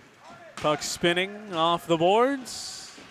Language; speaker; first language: English; native; English